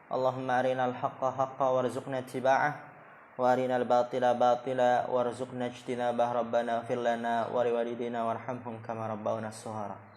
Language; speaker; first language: Arabic; non-native, fluent; Indonesian